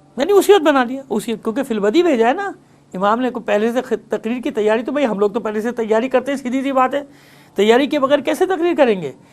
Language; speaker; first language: Urdu; native; Urdu